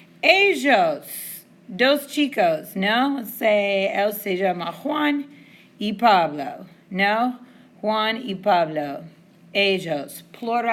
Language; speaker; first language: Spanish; non-native, fluent; English